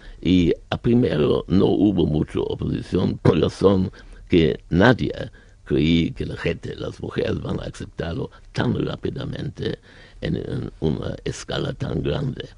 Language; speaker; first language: Spanish; non-native, learner; German